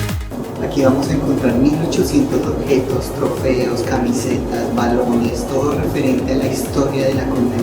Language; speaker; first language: Spanish; native; Spanish